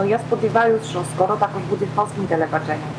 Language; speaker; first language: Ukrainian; non-native, learner; Polish